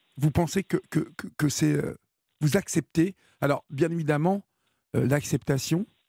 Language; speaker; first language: French; native; French